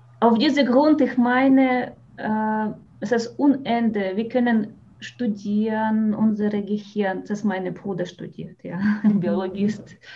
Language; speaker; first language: German; non-native, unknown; Russian